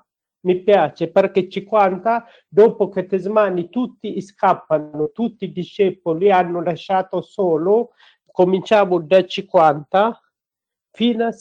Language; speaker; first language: Italian; non-native, learner; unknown